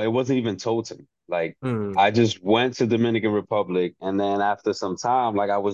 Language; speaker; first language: English; early bilingual, other home language; Spanish